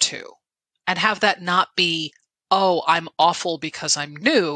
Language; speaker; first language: English; native; English